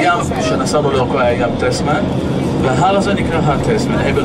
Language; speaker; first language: Hebrew; native; Hebrew